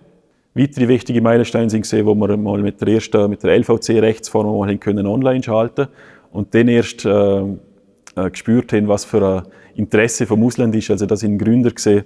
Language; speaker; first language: German; native; German